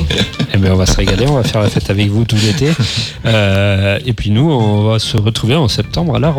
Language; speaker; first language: French; native; French